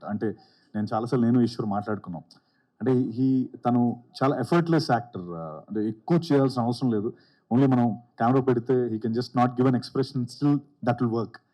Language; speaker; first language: Telugu; native; Telugu